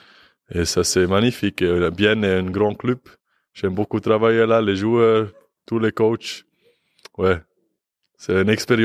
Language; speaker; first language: French; non-native, learner; English